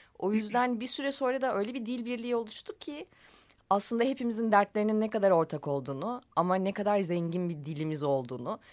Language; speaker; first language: Turkish; native; Turkish